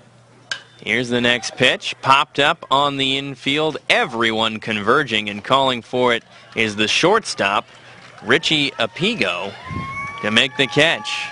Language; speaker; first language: English; native; English